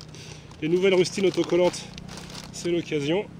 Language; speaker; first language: French; native; French